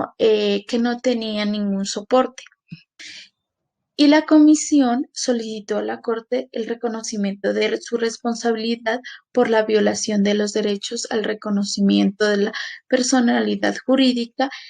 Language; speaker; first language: Spanish; native; Spanish